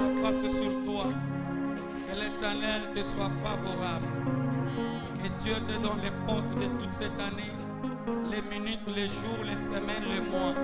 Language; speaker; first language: French; non-native, local second language; Swahili